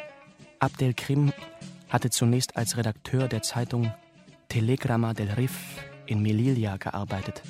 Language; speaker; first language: German; native; German